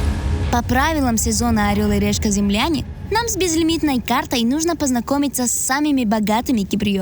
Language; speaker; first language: Russian; native; Russian